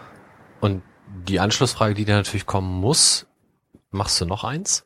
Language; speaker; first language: German; native; German